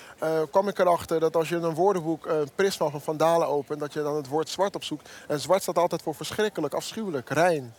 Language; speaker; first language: Dutch; early bilingual, other home language; Akan